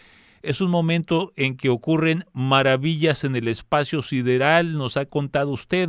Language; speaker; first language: Spanish; native; Spanish